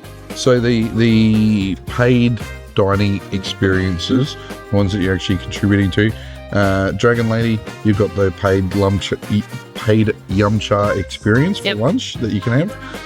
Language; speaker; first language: English; native; English